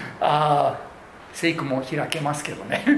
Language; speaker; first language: Japanese; non-native, local second language; English